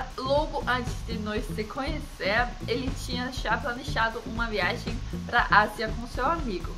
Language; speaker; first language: Portuguese; non-native, fluent; Danish